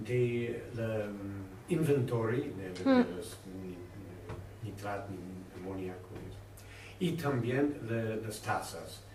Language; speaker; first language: Spanish; non-native, learner; English